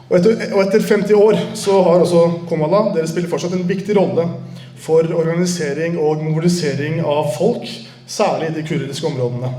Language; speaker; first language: Norwegian; early bilingual, other home language; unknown